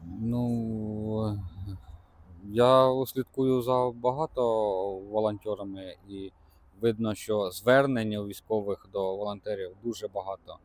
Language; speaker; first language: Ukrainian; non-native, local second language; Russian